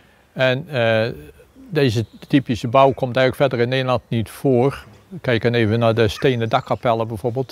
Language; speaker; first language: Dutch; native; Dutch